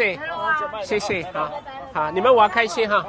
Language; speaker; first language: Chinese; non-native, fluent; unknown